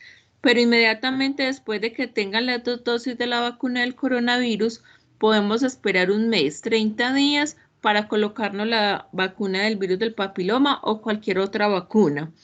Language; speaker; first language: Spanish; native; Spanish